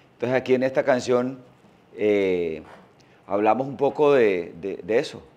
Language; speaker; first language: Spanish; native; Spanish